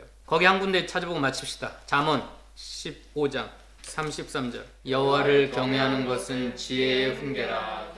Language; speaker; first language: Korean; native; Korean